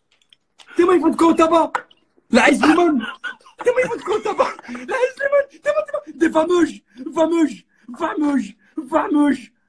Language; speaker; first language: French; native; French